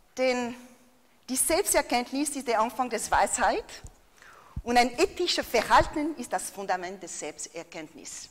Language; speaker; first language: German; non-native, fluent; French